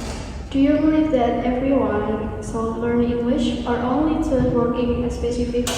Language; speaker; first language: English; non-native, learner; Indonesian